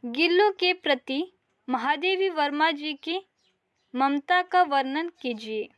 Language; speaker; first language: Hindi; non-native, local second language; Kannada